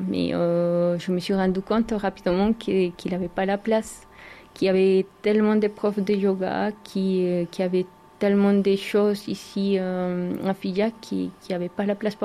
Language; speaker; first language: French; non-native, fluent; Spanish